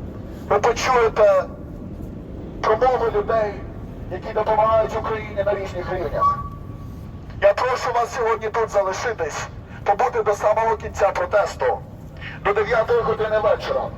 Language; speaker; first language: Ukrainian; native; Ukrainian